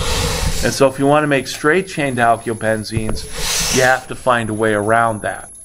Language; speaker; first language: English; native; English